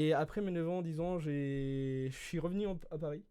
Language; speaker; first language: French; early bilingual, other home language; Spanish